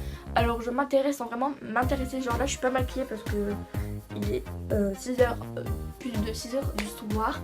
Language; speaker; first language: French; native; French